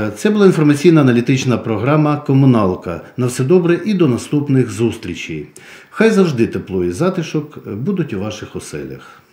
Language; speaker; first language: Ukrainian; non-native, local second language; Russian